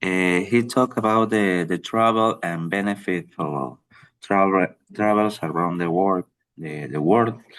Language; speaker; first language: English; non-native, learner; Spanish